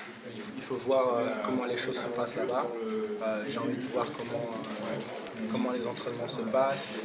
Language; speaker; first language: French; early bilingual, heritage; French